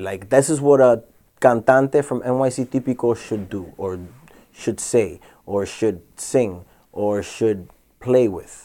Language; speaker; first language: English; early bilingual, other home language; Spanish